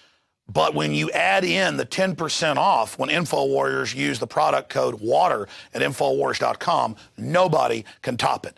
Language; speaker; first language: English; native; English